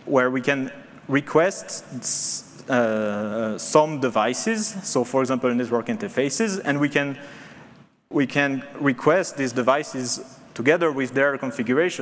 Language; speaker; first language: English; non-native, fluent; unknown